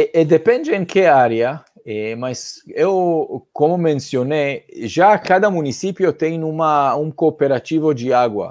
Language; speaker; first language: Portuguese; non-native, fluent; Hebrew